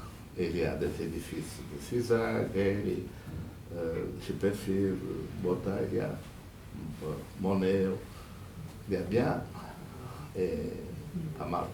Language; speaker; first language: French; non-native, fluent; Portuguese